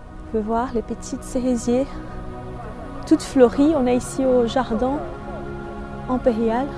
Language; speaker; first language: French; non-native, fluent; Portuguese